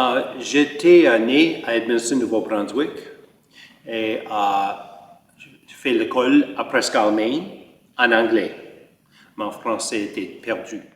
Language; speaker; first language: French; early bilingual, heritage; French